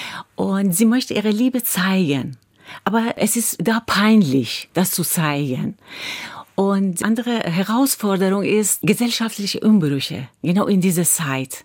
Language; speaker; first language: German; non-native, fluent; Persian